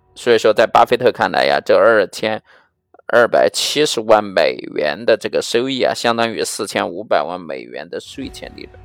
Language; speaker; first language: Chinese; native; Chinese